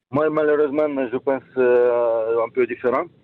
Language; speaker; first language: French; non-native, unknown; Romanian